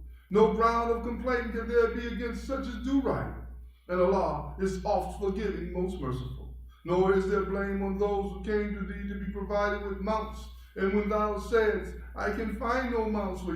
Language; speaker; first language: English; native; English